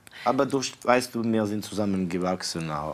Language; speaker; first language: German; non-native, fluent; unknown